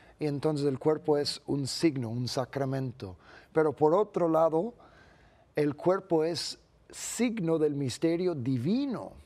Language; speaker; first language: Spanish; non-native, fluent; English